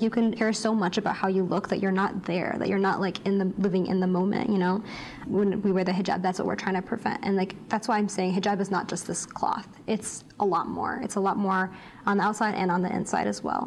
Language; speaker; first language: English; native; English